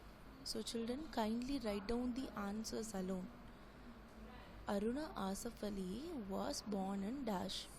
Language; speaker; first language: English; non-native, local second language; Tamil